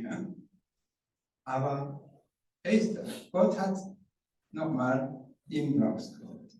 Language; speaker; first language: German; non-native, learner; Rundi